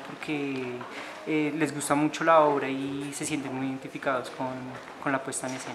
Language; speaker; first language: Spanish; native; Spanish